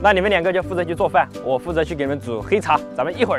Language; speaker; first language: Chinese; native; Chinese